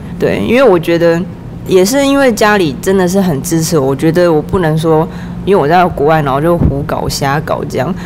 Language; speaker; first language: Chinese; native; Chinese